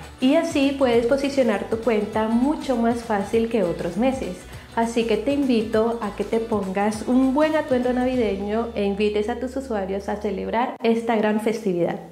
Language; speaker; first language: Spanish; native; Spanish